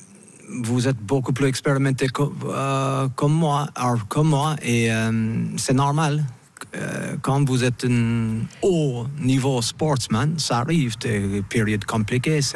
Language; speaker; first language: French; non-native, fluent; English